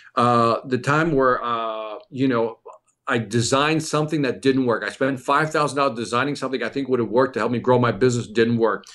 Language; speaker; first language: English; early bilingual, other home language; Spanish